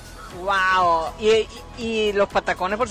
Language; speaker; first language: Spanish; native; Spanish